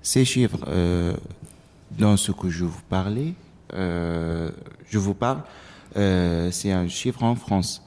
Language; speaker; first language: French; non-native, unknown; Arabic